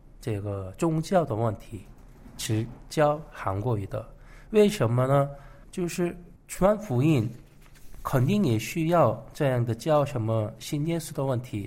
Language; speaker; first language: Chinese; non-native, fluent; Korean